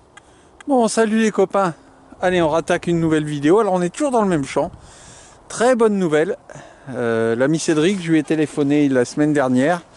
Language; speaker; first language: French; native; French